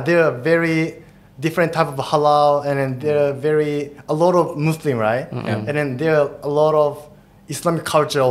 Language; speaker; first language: English; non-native, fluent; Japanese